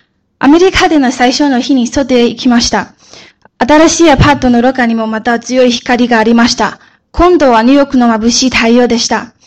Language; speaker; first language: Japanese; early bilingual, other home language; Chinese